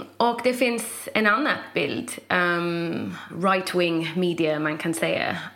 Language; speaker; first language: Swedish; non-native, fluent; English